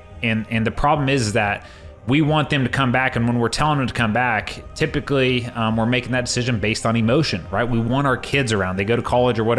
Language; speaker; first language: English; native; English